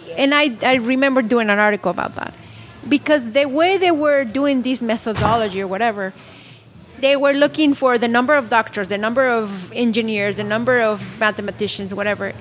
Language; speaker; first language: English; non-native, fluent; Spanish